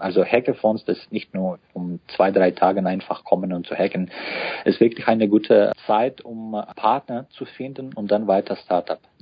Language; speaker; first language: German; non-native, fluent; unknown